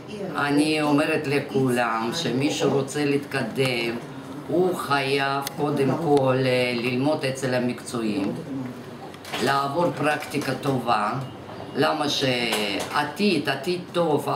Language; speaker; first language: Hebrew; non-native, fluent; Russian